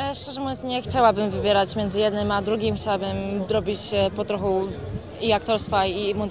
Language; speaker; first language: Polish; native; Polish